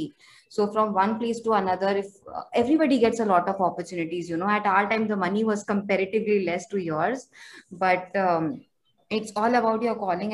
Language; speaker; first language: English; non-native, local second language; Hindi